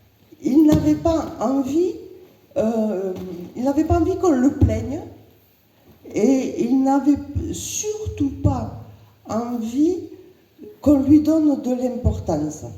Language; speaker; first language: French; native; French